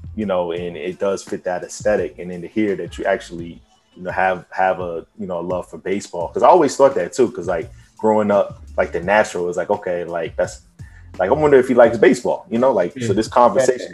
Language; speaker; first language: English; native; English